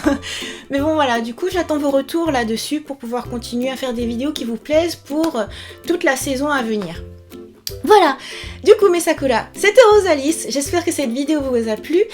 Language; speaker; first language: French; native; French